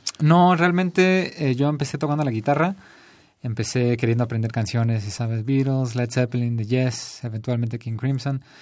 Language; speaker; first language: Spanish; early bilingual, heritage; Spanish